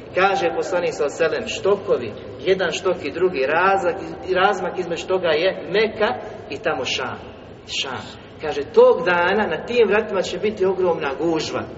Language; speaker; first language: Bosnian; native; Bosnian